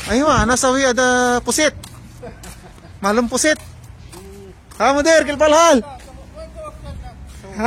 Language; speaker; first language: Arabic; non-native, learner; Filipino